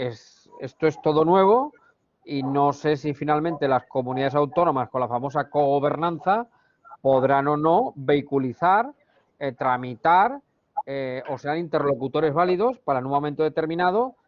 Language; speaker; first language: Spanish; native; Spanish